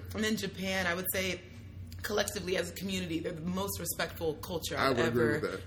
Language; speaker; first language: English; native; English